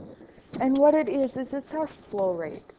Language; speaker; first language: English; native; English